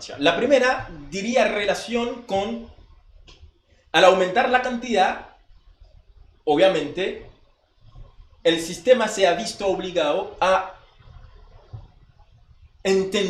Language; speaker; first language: Spanish; non-native, fluent; Haitian Creole